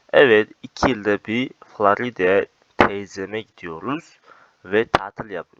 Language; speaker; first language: Turkish; non-native, fluent; Uzbek